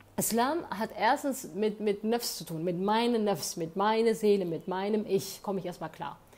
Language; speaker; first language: German; early bilingual, other home language; Somali